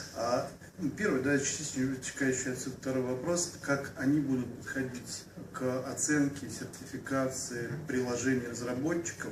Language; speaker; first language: Russian; native; Russian